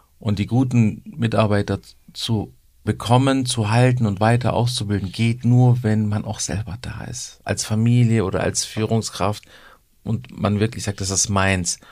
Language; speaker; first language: German; early bilingual, other home language; Turkish